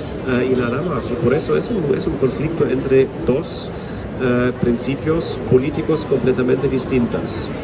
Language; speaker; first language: Spanish; non-native, fluent; German